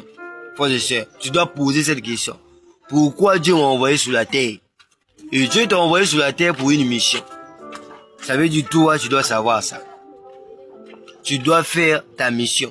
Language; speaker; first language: French; non-native, local second language; Lingala